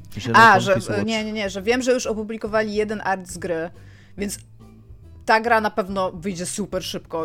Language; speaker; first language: Polish; native; Polish